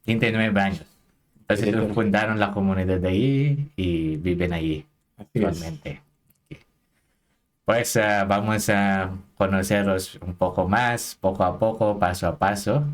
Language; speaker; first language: Spanish; non-native, fluent; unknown